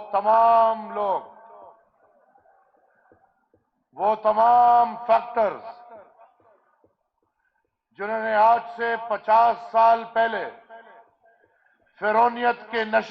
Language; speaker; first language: Urdu; non-native, local second language; Pashto